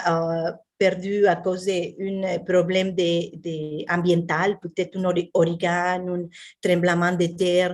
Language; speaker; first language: French; non-native, fluent; Spanish